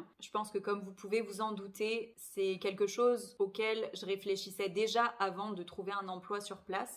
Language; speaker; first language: French; native; French